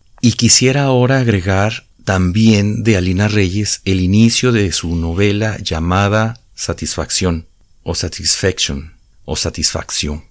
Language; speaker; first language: Spanish; native; Spanish